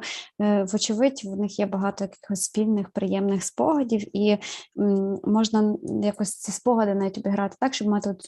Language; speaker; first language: Ukrainian; native; Ukrainian